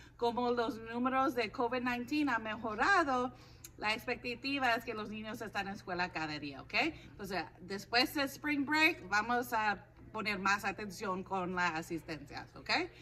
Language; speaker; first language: Spanish; non-native, fluent; English